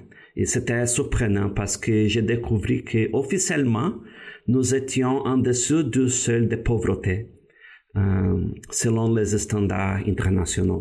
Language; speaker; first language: French; non-native, fluent; Portuguese